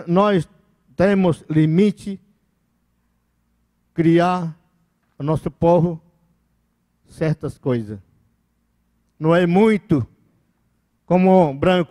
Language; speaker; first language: Portuguese; non-native, local second language; Yanomámi